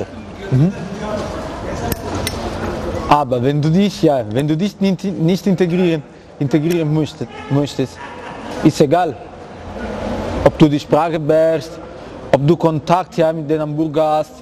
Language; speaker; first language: German; non-native, fluent; Italian